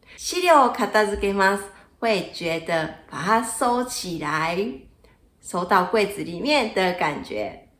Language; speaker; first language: Chinese; non-native, fluent; Japanese